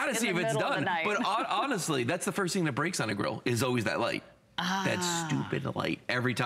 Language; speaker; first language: English; native; English